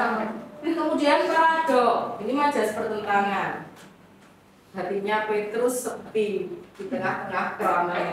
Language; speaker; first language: Indonesian; native; Indonesian